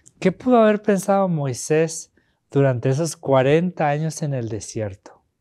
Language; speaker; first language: Spanish; native; Spanish